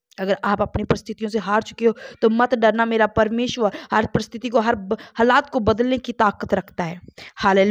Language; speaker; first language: Hindi; non-native, local second language; Punjabi